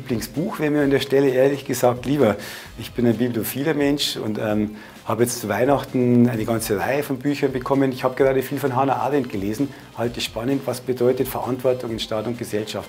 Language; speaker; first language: German; native; German